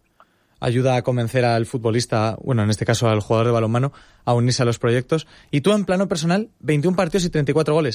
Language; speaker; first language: Spanish; native; Spanish